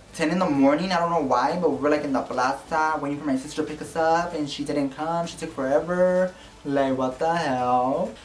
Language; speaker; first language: English; early bilingual, other home language; Spanish